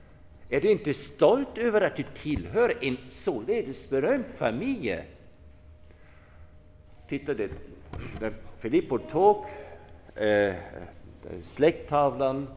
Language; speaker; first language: Swedish; non-native, fluent; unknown